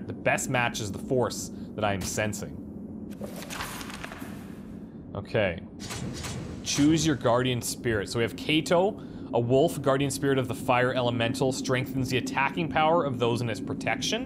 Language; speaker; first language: English; native; English